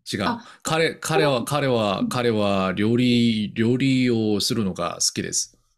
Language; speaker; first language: Japanese; non-native, learner; Korean